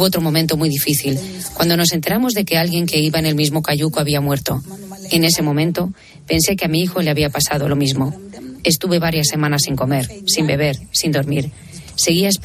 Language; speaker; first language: Spanish; non-native, fluent; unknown